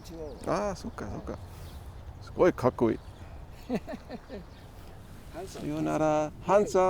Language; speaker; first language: Japanese; non-native, learner; English